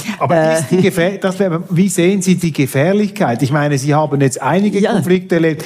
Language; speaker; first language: German; native; German